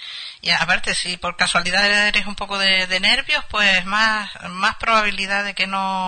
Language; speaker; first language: Spanish; native; Spanish